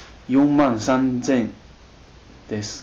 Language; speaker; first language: Japanese; non-native, learner; Chinese